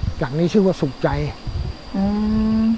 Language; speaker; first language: Thai; native; Thai